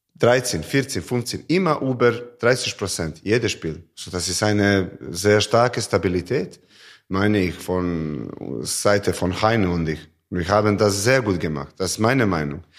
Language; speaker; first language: German; non-native, learner; Serbian